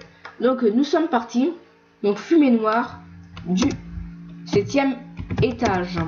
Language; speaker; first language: French; native; French